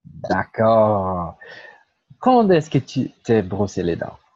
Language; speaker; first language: French; non-native, learner; Portuguese